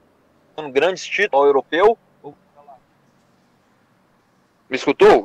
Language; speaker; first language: Portuguese; native; Portuguese